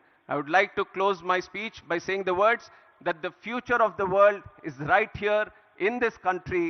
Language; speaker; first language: English; non-native, local second language; Telugu